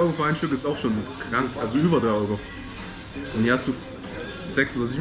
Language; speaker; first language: German; native; German